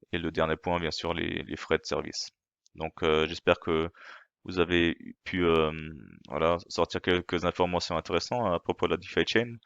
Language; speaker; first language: French; non-native, fluent; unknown